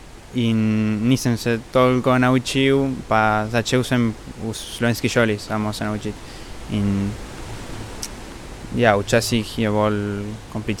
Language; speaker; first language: Slovenian; early bilingual, heritage; Spanish